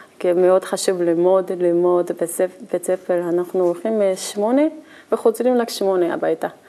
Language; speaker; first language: Hebrew; non-native, learner; Korean